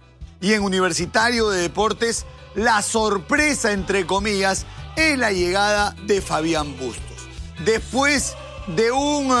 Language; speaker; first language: Spanish; native; Spanish